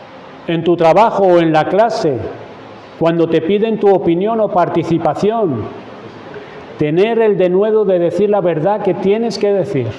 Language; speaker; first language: Spanish; native; Spanish